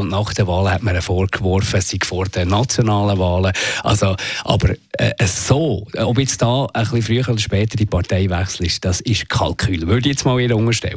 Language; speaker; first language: German; native; German